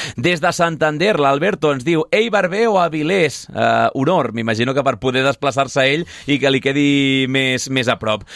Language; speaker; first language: Catalan; native; Catalan